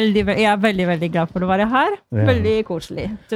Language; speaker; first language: Norwegian; non-native, fluent; Polish